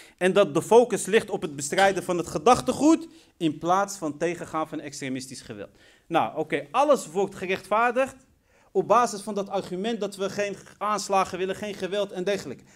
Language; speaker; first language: Dutch; early bilingual, other home language; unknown